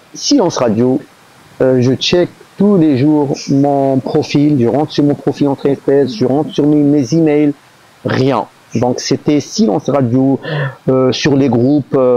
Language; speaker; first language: French; non-native, local second language; Arabic